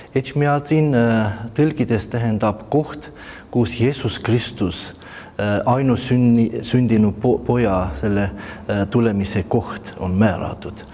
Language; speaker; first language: Estonian; non-native, fluent; Armenian